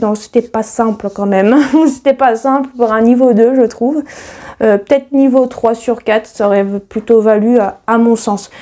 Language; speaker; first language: French; native; French